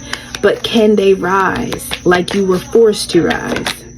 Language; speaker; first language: English; native; English